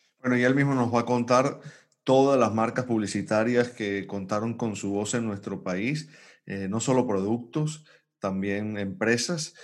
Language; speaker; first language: Spanish; native; Spanish